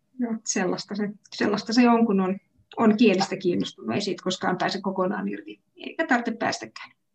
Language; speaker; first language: Finnish; native; Finnish